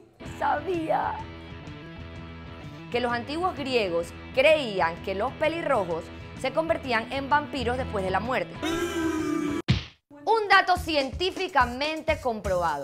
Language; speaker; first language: Spanish; native; Spanish